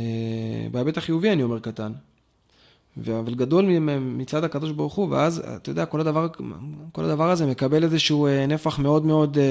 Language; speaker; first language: Hebrew; native; Hebrew